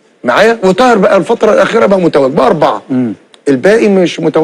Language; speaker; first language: Arabic; native; Arabic